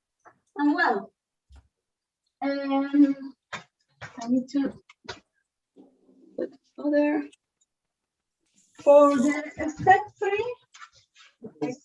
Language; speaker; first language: English; non-native, learner; Spanish